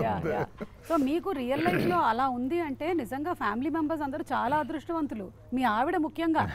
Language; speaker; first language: Telugu; native; Telugu